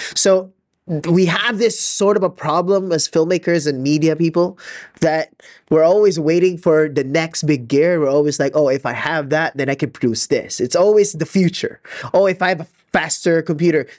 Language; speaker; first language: English; non-native, local second language; Filipino